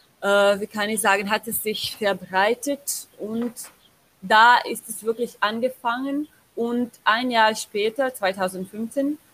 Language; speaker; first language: German; non-native, learner; Portuguese